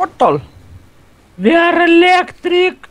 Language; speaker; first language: English; non-native, learner; Russian